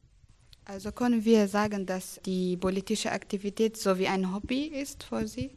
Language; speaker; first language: German; non-native, learner; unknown